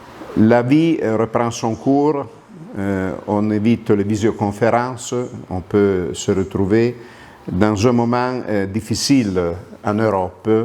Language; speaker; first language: French; non-native, local second language; Italian